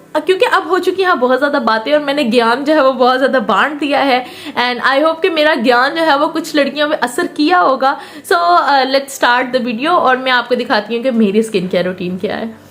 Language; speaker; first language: Urdu; native; Urdu